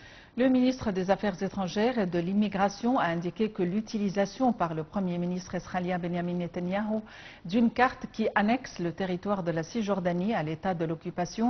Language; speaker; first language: French; non-native, fluent; Arabic